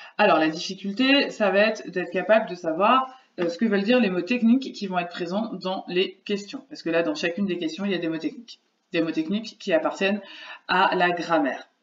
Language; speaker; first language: French; native; French